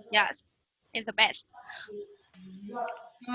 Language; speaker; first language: English; non-native, learner; Vietnamese